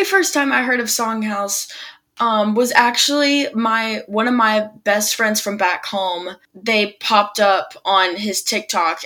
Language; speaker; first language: English; native; English